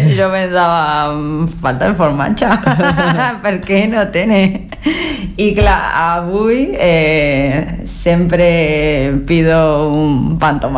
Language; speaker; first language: Catalan; non-native, learner; Spanish